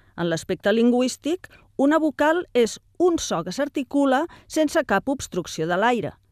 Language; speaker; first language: Catalan; native; Catalan